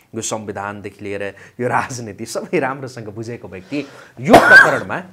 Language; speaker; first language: Nepali; native; Nepali